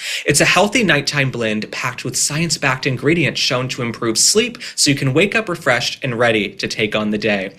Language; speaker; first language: English; native; English